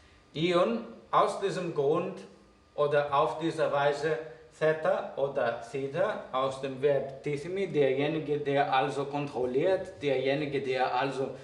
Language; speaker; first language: German; non-native, fluent; Greek